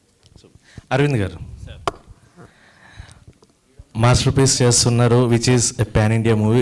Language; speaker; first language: Telugu; native; Telugu